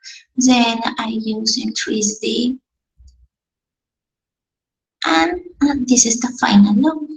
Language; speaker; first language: English; non-native, learner; Spanish